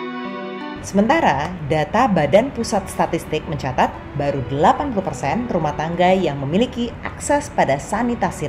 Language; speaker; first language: Indonesian; native; Indonesian